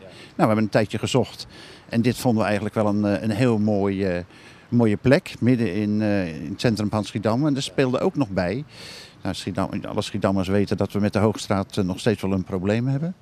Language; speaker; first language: Dutch; native; Dutch